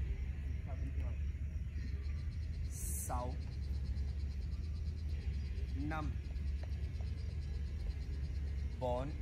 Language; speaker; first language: Vietnamese; non-native, learner; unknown